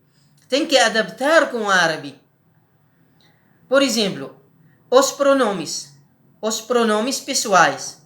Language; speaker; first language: Portuguese; non-native, learner; Arabic